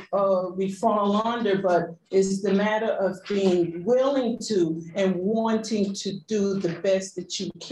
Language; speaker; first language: English; non-native, fluent; Spanish